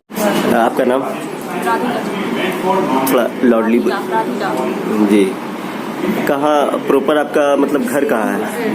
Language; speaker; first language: Hindi; native; Hindi